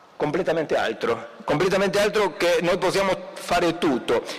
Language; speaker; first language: Italian; non-native, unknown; Spanish